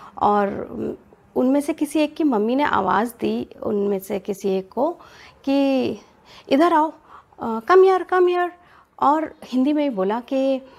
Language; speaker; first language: Hindi; native; Hindi